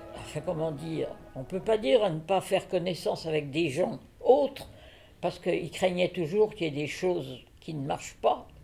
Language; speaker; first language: French; native; French